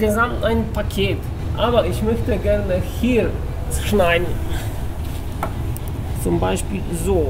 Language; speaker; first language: German; non-native, learner; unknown